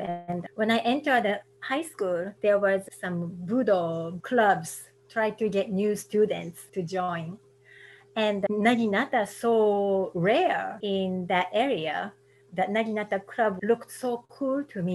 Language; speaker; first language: English; non-native, fluent; Japanese